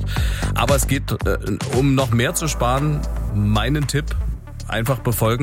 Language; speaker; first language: German; native; German